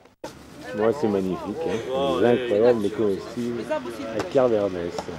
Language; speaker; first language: French; native; French